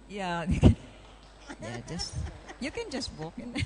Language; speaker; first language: English; non-native, fluent; Indonesian